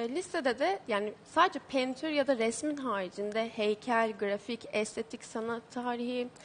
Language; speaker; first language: Turkish; native; Turkish